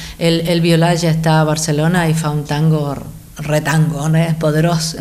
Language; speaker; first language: Catalan; non-native, fluent; Spanish